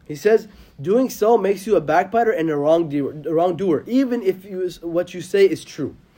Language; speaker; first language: English; native; English